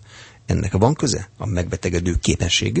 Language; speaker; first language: Hungarian; native; Hungarian